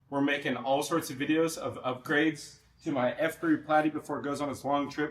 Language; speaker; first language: English; native; English